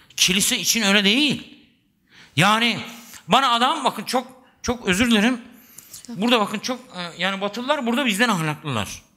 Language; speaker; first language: Turkish; native; Turkish